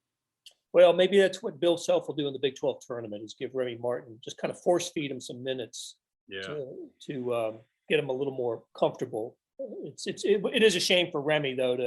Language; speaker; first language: English; native; English